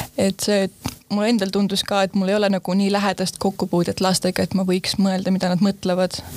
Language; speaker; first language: Estonian; native; Estonian